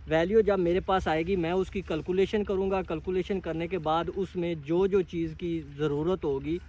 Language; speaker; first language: Urdu; non-native, local second language; Punjabi